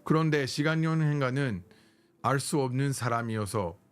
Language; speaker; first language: Korean; non-native, learner; English